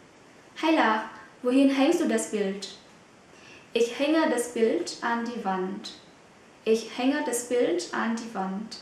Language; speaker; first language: German; non-native, fluent; Vietnamese